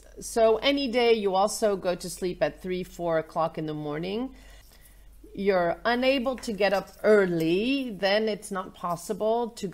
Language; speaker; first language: English; non-native, fluent; Vietnamese